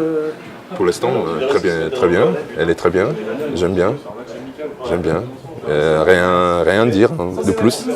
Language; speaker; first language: French; non-native, fluent; Bosnian